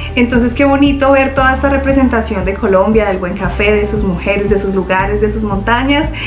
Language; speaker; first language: Spanish; native; Spanish